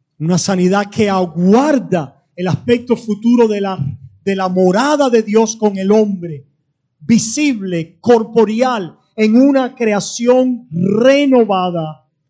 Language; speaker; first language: Spanish; native; Spanish